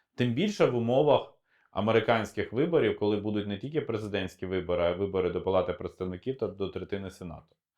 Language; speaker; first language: Ukrainian; native; Ukrainian